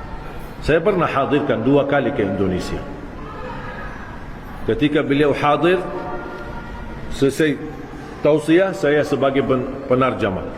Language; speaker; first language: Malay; non-native, fluent; Arabic